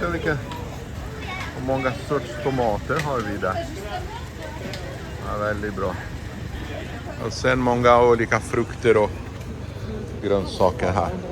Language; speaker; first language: Swedish; non-native, fluent; Portuguese